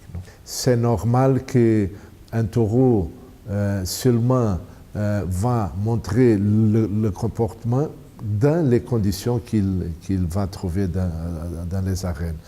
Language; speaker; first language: French; non-native, fluent; Portuguese